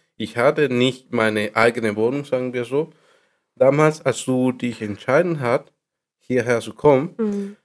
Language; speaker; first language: German; non-native, learner; Spanish